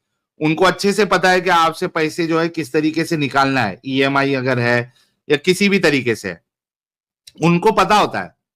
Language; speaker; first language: Hindi; native; Hindi